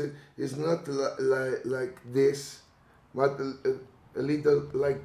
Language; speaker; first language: English; non-native, learner; Italian